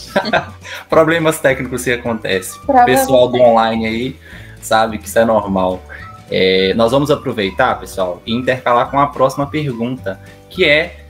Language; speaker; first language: Portuguese; native; Portuguese